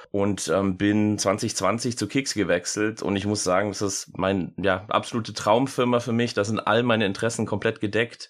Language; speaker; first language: German; early bilingual, other home language; English